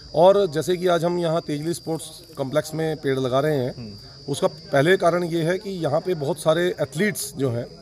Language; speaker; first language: Hindi; native; Hindi